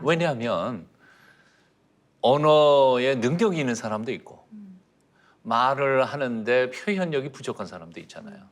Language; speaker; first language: Korean; native; Korean